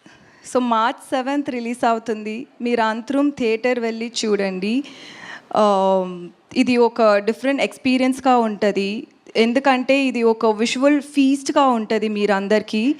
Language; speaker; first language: Telugu; non-native, learner; Tamil